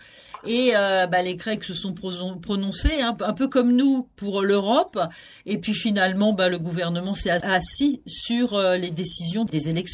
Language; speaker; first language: French; native; French